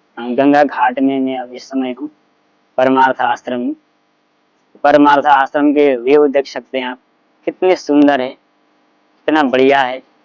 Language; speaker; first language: Hindi; non-native, local second language; Assamese